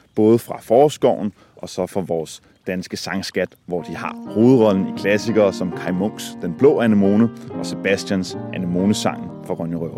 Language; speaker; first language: Danish; native; Danish